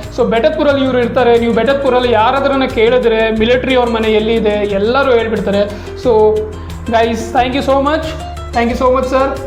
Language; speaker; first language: Kannada; native; Kannada